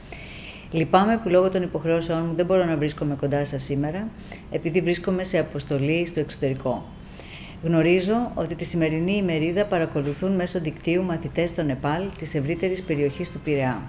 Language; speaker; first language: Greek; native; Greek